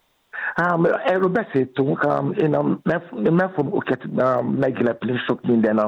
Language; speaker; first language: Hungarian; non-native, fluent; Yoruba